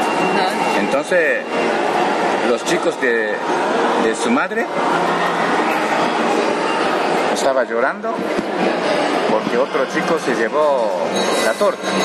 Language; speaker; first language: Spanish; non-native, fluent; Japanese